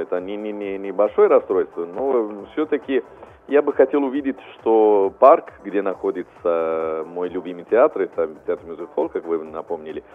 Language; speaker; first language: Russian; non-native, fluent; Italian